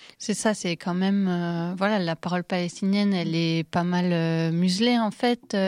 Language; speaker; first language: French; early bilingual, other home language; Arabic